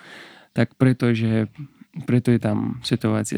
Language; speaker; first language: Slovak; non-native, learner; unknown